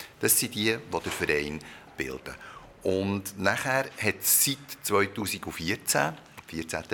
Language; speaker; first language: German; early bilingual, other home language; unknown